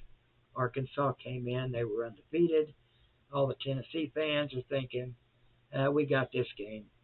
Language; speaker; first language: English; native; English